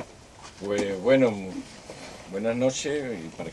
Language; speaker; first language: Spanish; native; Spanish